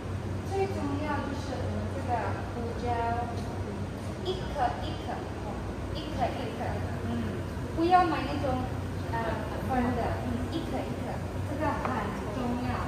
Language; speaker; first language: Chinese; non-native, fluent; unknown